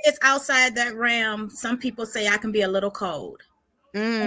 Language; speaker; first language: English; native; English